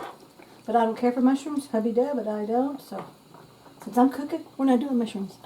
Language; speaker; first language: English; native; English